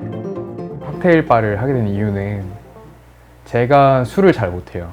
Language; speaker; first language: Korean; native; Korean